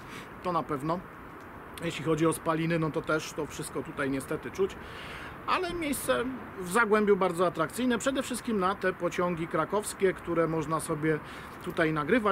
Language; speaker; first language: Polish; native; Polish